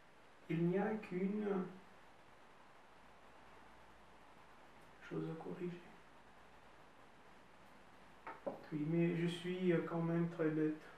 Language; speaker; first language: French; non-native, fluent; Russian